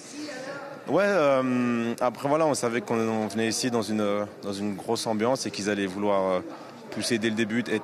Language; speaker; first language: French; native; French